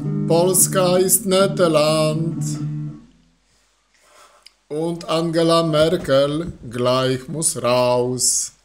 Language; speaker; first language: German; non-native, learner; Polish